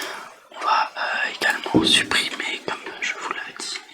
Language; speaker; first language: French; native; French